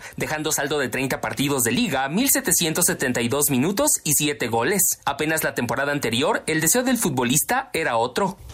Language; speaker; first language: Spanish; native; Spanish